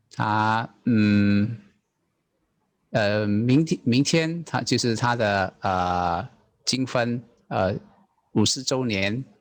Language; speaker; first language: Chinese; non-native, learner; Indonesian